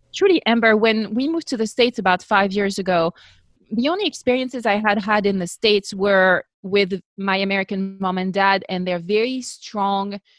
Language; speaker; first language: English; non-native, fluent; French